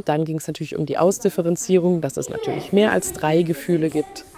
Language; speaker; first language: German; native; German